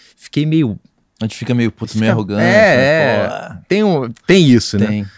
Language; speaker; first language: Portuguese; native; Portuguese